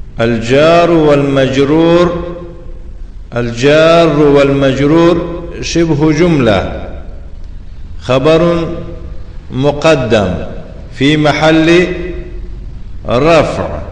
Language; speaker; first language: Arabic; non-native, fluent; Tajik